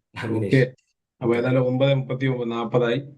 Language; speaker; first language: Malayalam; native; Malayalam